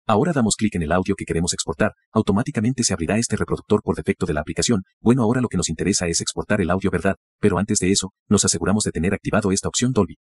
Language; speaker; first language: Spanish; native; Spanish